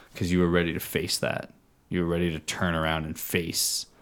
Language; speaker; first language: English; native; English